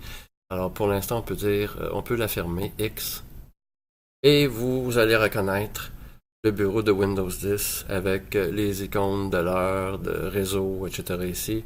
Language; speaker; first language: French; native; French